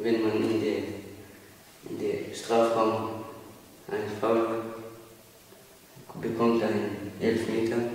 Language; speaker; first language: German; non-native, learner; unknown